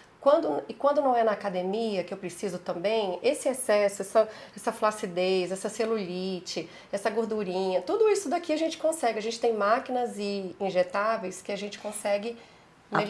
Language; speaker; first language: Portuguese; native; Portuguese